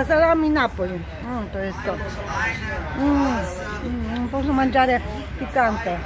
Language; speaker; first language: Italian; non-native, fluent; Polish